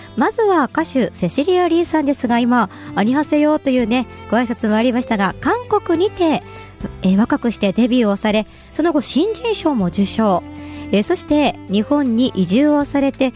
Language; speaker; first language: Japanese; native; Japanese